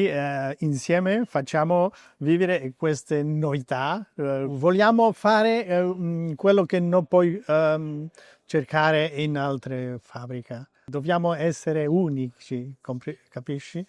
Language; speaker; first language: Italian; non-native, learner; French